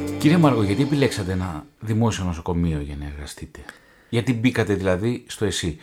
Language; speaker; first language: Greek; native; Greek